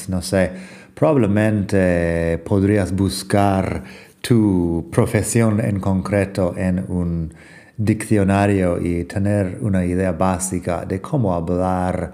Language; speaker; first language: Spanish; non-native, fluent; English